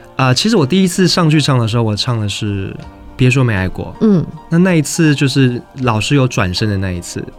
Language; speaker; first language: Chinese; native; Chinese